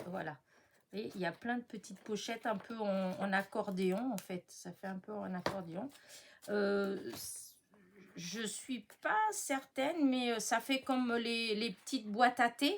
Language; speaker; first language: French; native; French